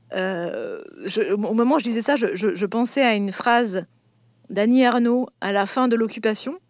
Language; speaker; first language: French; native; French